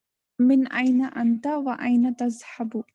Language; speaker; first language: Arabic; non-native, learner; Urdu